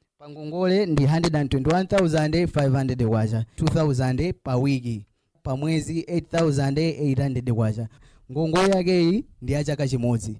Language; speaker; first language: Nyanja; native; Nyanja